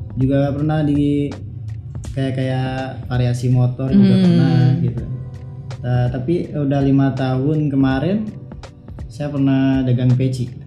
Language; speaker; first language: Indonesian; non-native, local second language; Minangkabau